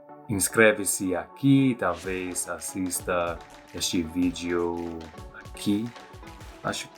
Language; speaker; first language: Portuguese; non-native, fluent; English